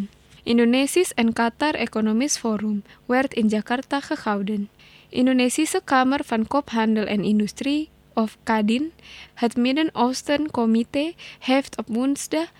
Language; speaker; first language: Dutch; non-native, learner; Indonesian